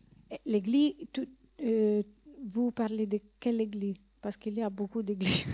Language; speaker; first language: French; non-native, learner; Italian